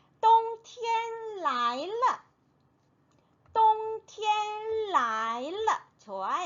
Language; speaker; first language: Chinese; non-native, fluent; Korean